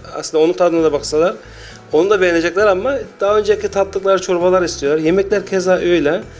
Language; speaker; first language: Turkish; native; Turkish